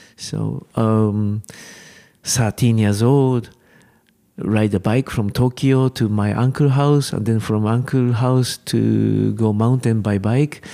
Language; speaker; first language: English; non-native, learner; Japanese